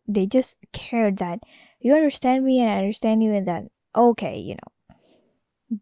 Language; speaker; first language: English; non-native, learner; Indonesian